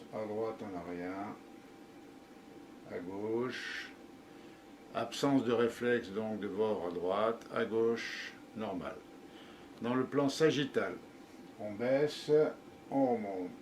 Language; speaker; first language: French; native; French